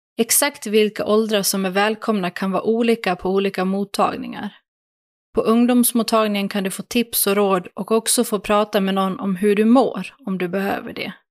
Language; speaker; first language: Swedish; native; Swedish